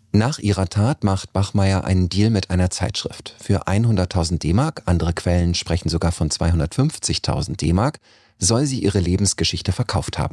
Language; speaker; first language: German; native; German